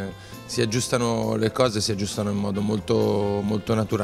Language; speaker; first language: Italian; native; Italian